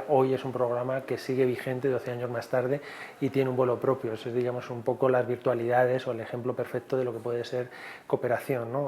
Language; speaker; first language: Spanish; native; Spanish